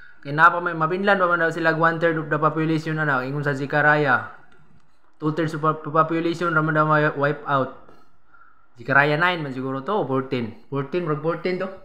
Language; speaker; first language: Cebuano; non-native, local second language; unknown